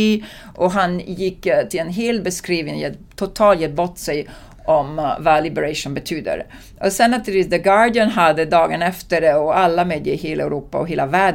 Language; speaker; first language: Swedish; non-native, fluent; Italian